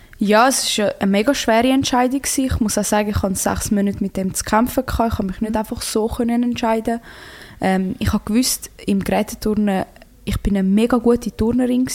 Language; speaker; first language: German; early bilingual, other home language; Croatian